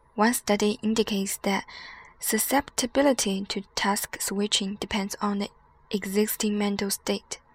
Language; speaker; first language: English; non-native, fluent; Chinese